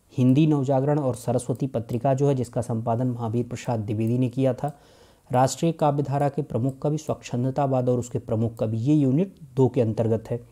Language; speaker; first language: Hindi; native; Hindi